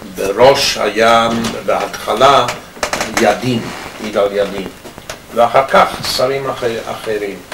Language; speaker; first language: Hebrew; non-native, fluent; English